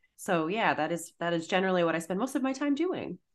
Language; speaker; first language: English; native; English